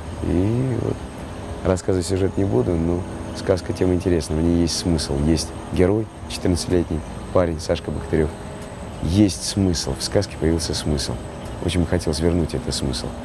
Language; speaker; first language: Russian; native; Russian